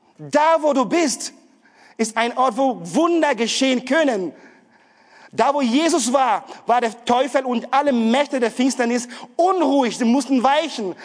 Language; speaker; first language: German; non-native, fluent; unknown